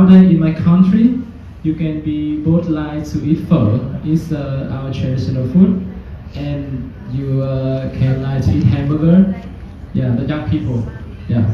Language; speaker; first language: English; non-native, fluent; Vietnamese